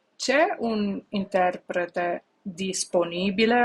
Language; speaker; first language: Italian; non-native, fluent; Ukrainian